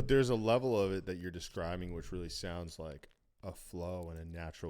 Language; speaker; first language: English; native; English